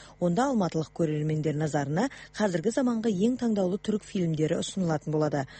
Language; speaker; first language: Kazakh; native; Kazakh